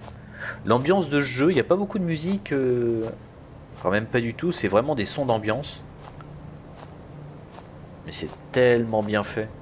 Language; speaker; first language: French; native; French